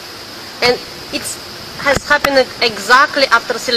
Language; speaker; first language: English; non-native, learner; Indonesian